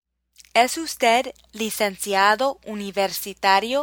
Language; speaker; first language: Spanish; non-native, fluent; English